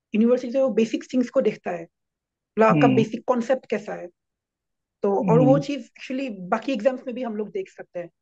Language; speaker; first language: Hindi; non-native, local second language; Assamese